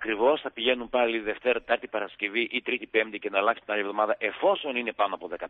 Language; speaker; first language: Greek; native; Greek